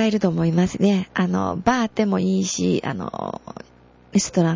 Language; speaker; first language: Japanese; non-native, fluent; Chinese